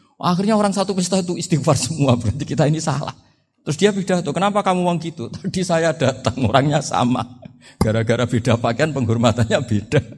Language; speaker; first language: Indonesian; non-native, local second language; Javanese